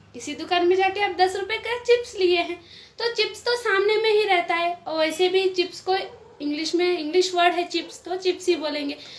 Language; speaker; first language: Hindi; native; Hindi